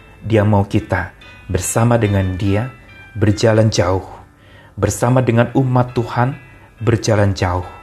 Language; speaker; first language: Indonesian; native; Indonesian